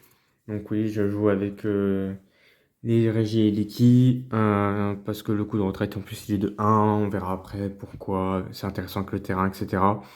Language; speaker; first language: French; native; French